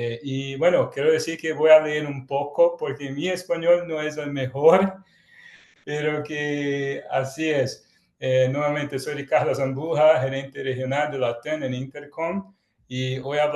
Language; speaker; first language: Spanish; non-native, fluent; Portuguese